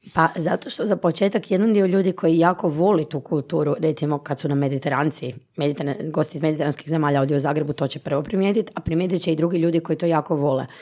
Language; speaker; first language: Croatian; native; Croatian